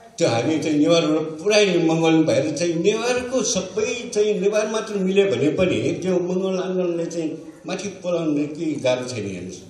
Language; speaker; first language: Nepali; non-native, local second language; Newari